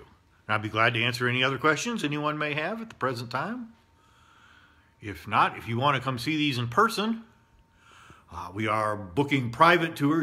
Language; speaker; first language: English; native; English